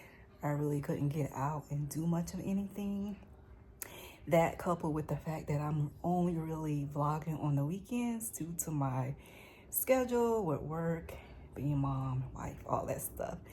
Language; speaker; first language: English; native; English